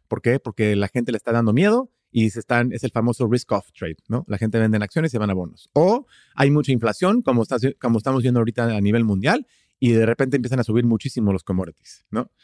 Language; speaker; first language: Spanish; early bilingual, heritage; Spanish